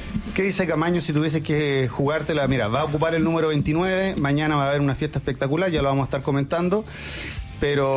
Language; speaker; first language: Spanish; native; Spanish